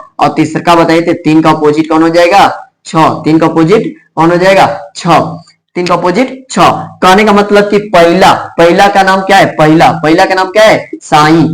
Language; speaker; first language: Hindi; native; Hindi